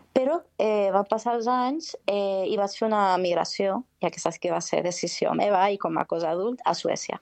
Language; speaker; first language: Catalan; early bilingual, heritage; Catalan